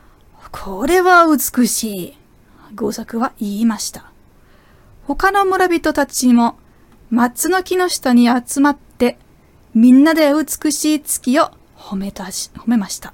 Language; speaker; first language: Japanese; non-native, fluent; German